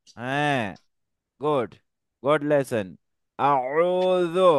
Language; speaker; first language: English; non-native, learner; Bangla